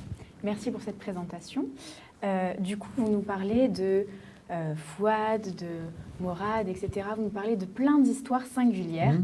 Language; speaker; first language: French; native; French